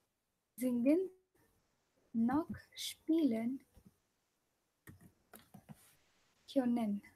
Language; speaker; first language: German; non-native, fluent; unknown